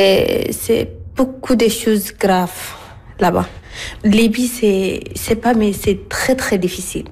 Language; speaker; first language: French; non-native, learner; Arabic